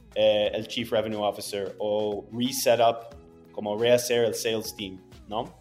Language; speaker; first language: Spanish; non-native, fluent; English